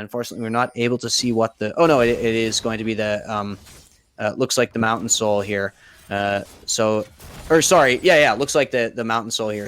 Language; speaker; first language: English; native; English